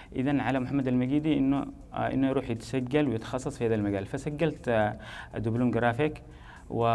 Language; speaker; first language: Arabic; native; Arabic